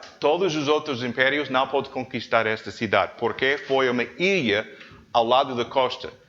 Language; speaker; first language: Portuguese; non-native, learner; English